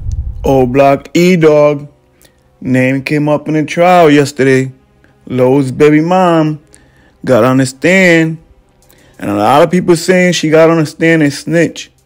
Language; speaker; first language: English; native; English